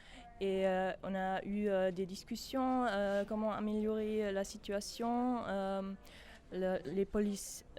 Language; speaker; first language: French; non-native, fluent; German